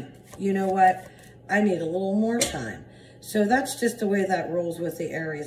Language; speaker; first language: English; native; English